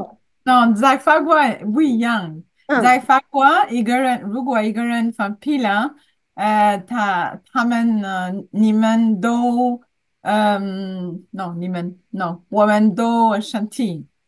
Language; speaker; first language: Chinese; non-native, learner; French